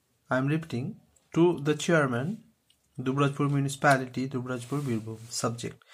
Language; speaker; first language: English; non-native, local second language; Bangla